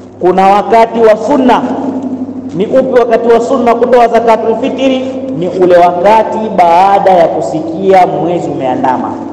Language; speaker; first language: Swahili; native; Swahili